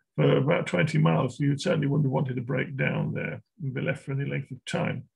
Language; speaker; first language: English; native; English